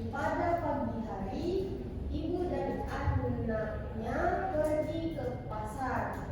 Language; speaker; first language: Indonesian; non-native, learner; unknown